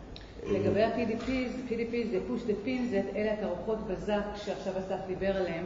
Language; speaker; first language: Hebrew; native; Hebrew